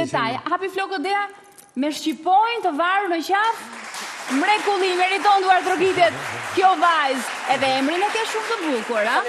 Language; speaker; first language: Albanian; native; Albanian